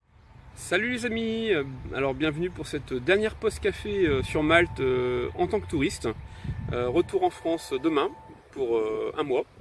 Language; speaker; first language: French; native; French